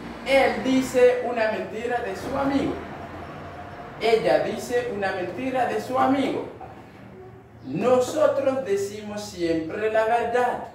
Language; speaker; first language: Spanish; non-native, fluent; Haitian Creole